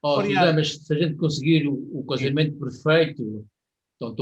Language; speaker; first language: Portuguese; native; Portuguese